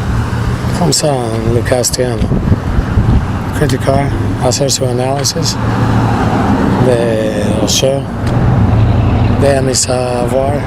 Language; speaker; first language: Spanish; non-native, learner; English